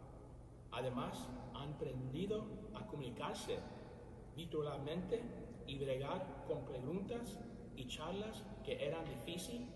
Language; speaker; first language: Spanish; early bilingual, other home language; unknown